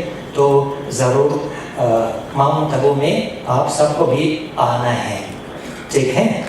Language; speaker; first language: Hindi; non-native, fluent; Russian